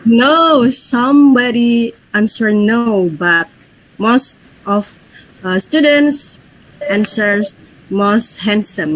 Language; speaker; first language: English; non-native, fluent; Indonesian